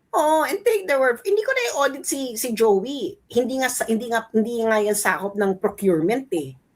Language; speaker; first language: Filipino; native; Filipino